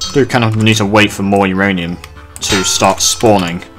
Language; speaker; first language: English; native; English